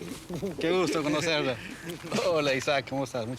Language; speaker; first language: Spanish; native; Spanish